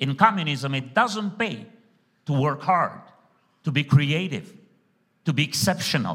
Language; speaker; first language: English; non-native, fluent; Romanian